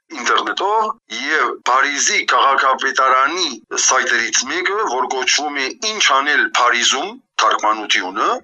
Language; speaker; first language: Armenian; early bilingual, heritage; Armenian